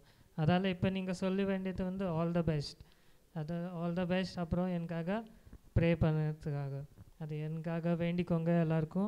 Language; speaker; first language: Tamil; non-native, fluent; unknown